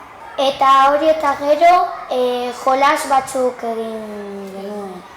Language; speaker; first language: Basque; non-native, local second language; Spanish